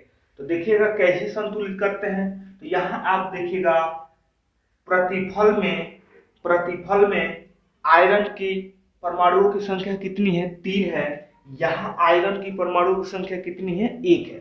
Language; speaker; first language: Hindi; native; Hindi